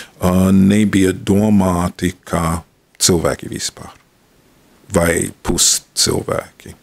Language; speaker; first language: Latvian; non-native, fluent; English